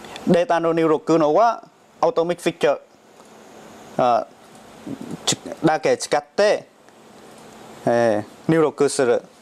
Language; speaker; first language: Japanese; non-native, learner; Vietnamese